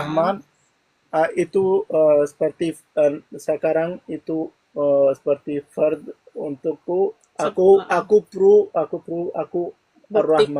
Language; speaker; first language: Indonesian; non-native, learner; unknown